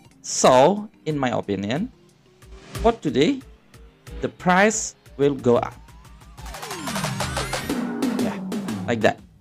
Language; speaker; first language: English; non-native, learner; Indonesian